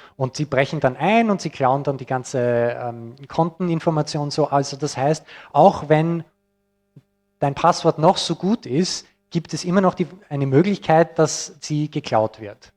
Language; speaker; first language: German; non-native, fluent; English